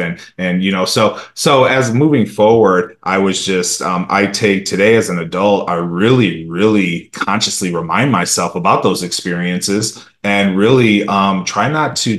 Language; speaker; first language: English; early bilingual, other home language; Romanian